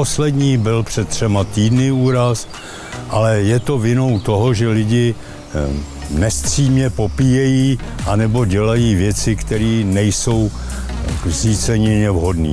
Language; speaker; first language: Czech; native; Czech